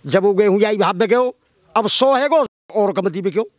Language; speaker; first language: Hindi; native; Hindi